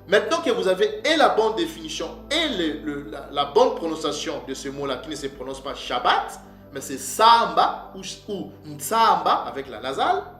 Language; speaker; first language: French; non-native, local second language; Kongo